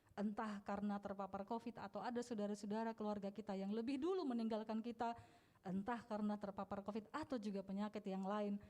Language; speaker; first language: Indonesian; non-native, local second language; Batak Toba